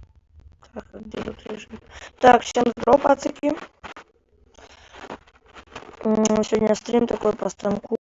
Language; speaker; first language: Russian; native; Russian